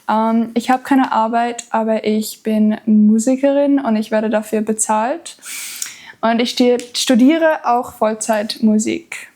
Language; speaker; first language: German; early bilingual, heritage; German